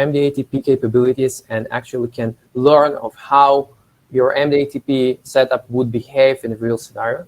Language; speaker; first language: English; non-native, fluent; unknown